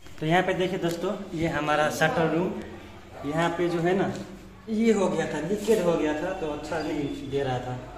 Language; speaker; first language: Hindi; native; Hindi